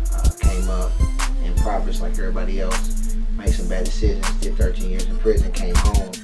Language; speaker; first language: English; native; English